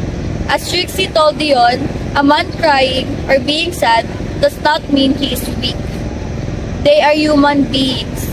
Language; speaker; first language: English; non-native, local second language; Filipino